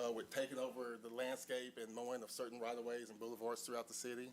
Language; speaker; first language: English; native; English